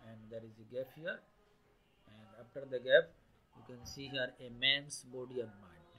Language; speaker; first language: English; non-native, local second language; Bangla